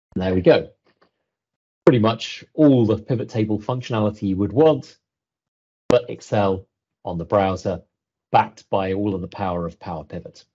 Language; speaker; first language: English; native; English